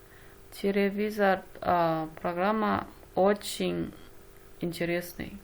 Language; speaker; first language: Russian; non-native, learner; Chinese